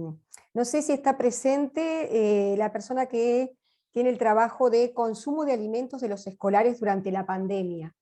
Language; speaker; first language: Spanish; native; Spanish